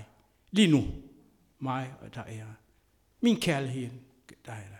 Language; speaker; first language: Danish; non-native, fluent; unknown